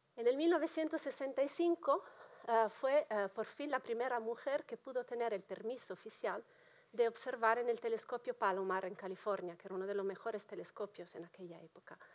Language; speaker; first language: Spanish; non-native, fluent; Italian